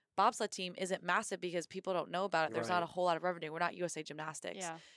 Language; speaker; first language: English; native; English